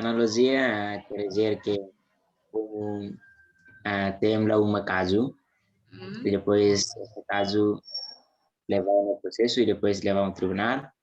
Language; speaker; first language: Portuguese; non-native, local second language; Tetum